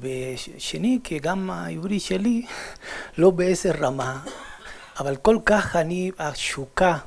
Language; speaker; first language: Hebrew; non-native, fluent; Spanish